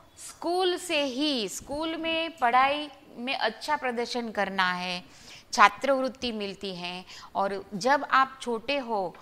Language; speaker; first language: Hindi; non-native, local second language; Gujarati